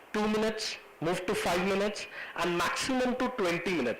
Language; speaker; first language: English; non-native, local second language; Hindi